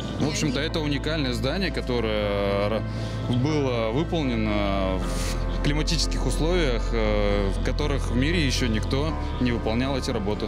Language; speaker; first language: Russian; native; Russian